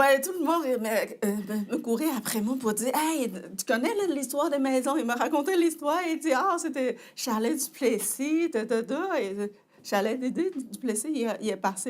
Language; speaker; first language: French; non-native, fluent; Chinese